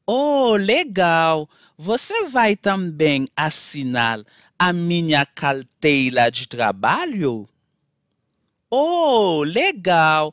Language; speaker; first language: Portuguese; non-native, fluent; Haitian Creole